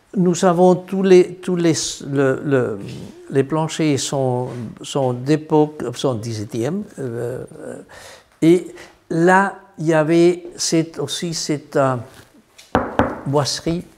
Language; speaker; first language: French; non-native, fluent; Spanish